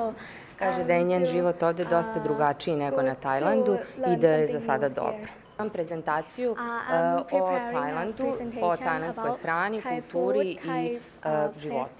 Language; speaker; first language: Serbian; non-native, learner; Thai